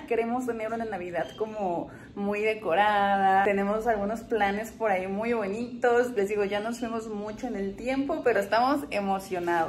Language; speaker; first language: Spanish; native; Spanish